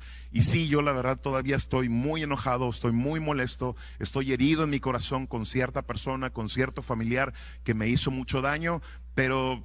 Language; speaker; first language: Spanish; native; Spanish